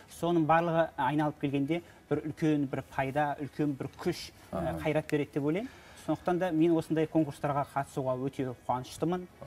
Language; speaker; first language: Kazakh; native; Kazakh